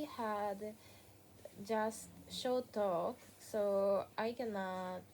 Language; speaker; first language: English; non-native, learner; Japanese